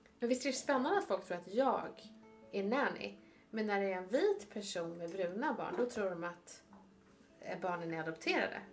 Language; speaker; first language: Swedish; native; Swedish